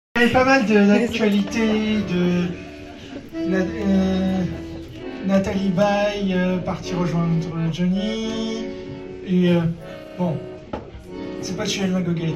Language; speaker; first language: French; native; French